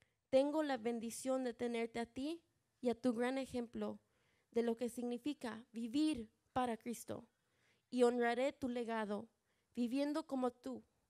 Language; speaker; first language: Spanish; early bilingual, other home language; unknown